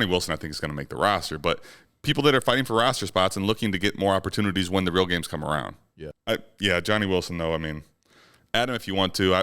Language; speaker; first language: English; native; English